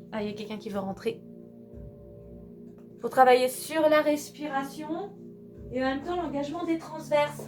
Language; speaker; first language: French; native; French